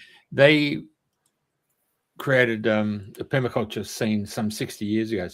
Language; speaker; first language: English; native; English